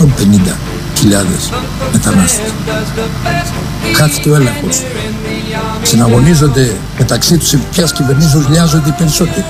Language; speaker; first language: Greek; native; Greek